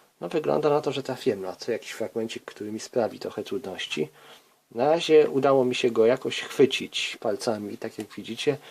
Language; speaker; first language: Polish; native; Polish